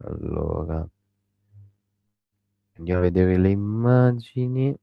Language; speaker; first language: Italian; native; Italian